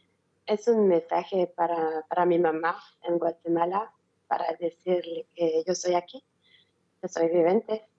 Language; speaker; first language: Spanish; non-native, learner; French